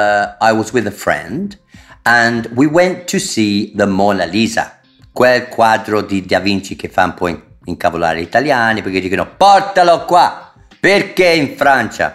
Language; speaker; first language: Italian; non-native, fluent; English